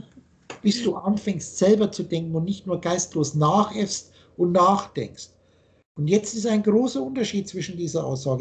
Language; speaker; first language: German; native; German